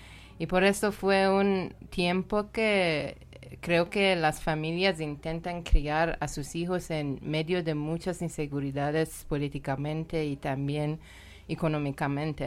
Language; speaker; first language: Spanish; non-native, learner; Persian